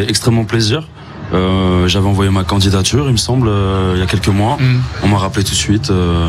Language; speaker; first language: French; native; French